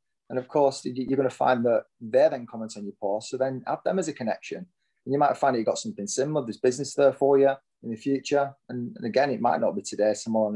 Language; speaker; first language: English; native; English